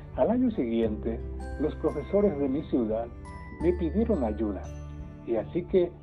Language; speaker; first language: Spanish; non-native, local second language; Guarani